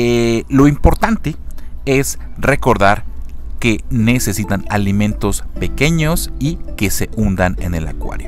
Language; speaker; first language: Spanish; native; Spanish